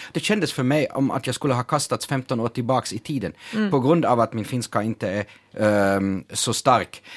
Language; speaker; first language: Swedish; non-native, fluent; German